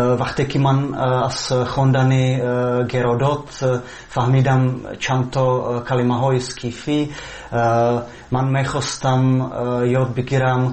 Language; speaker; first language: Tajik; non-native, fluent; Czech